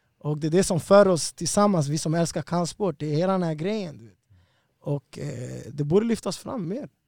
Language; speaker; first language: Swedish; early bilingual, other home language; Spanish